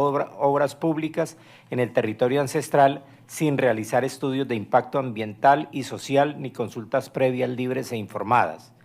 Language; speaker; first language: Spanish; native; Spanish